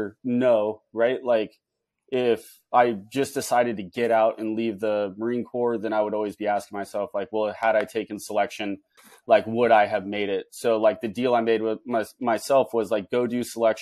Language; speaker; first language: English; native; English